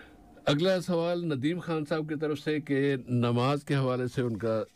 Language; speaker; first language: Hindi; native; Hindi